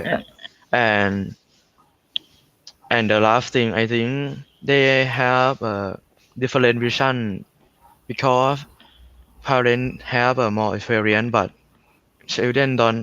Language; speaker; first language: English; non-native, learner; Thai